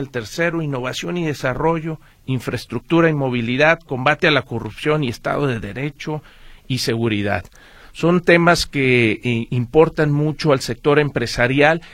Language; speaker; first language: Spanish; native; Spanish